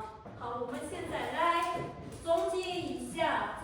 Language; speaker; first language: Chinese; non-native, fluent; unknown